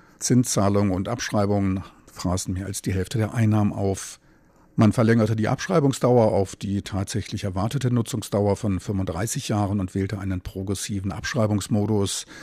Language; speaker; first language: German; native; German